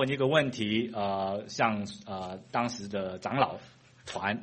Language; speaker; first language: Chinese; non-native, fluent; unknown